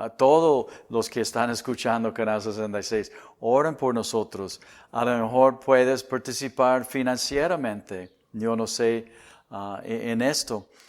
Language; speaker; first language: Spanish; non-native, fluent; English